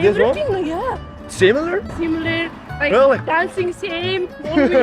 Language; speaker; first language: English; non-native, learner; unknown